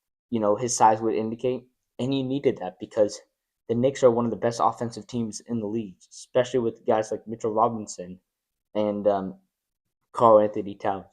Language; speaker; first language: English; native; English